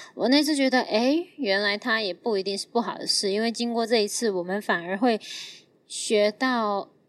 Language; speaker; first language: Chinese; non-native, fluent; Cantonese